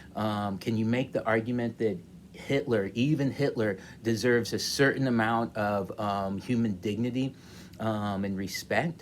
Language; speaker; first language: English; native; English